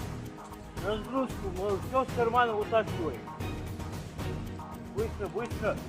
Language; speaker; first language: Russian; native; Russian